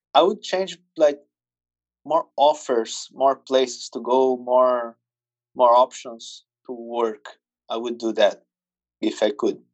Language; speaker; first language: English; non-native, fluent; Portuguese